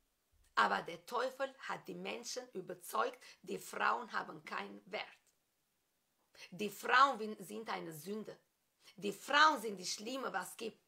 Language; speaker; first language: German; non-native, fluent; Albanian